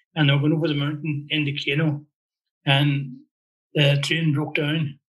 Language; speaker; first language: English; native; English